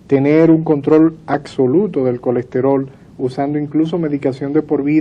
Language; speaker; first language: Spanish; native; Spanish